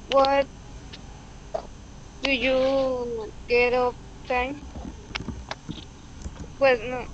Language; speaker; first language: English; non-native, learner; Spanish